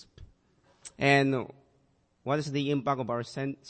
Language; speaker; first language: English; non-native, local second language; Aklanon